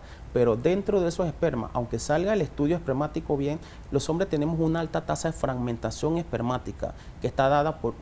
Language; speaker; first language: Spanish; native; Spanish